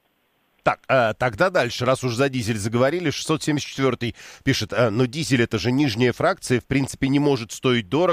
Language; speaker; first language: Russian; native; Russian